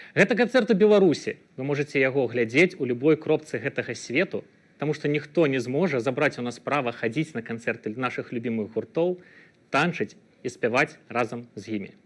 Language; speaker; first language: Belarusian; native; Belarusian